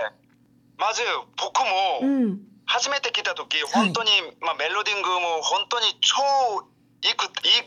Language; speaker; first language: Japanese; non-native, learner; Korean